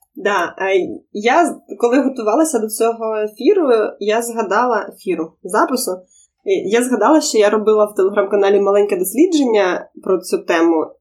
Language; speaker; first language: Ukrainian; non-native, local second language; Russian